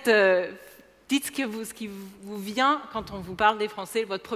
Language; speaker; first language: French; native; French